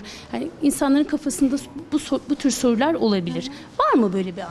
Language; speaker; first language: Turkish; native; Turkish